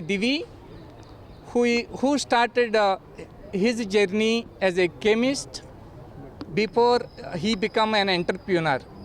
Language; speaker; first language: English; non-native, local second language; Telugu